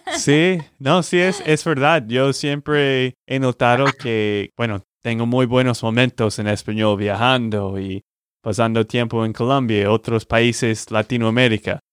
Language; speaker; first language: Spanish; non-native, fluent; English